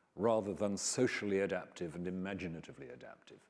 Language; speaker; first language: English; native; English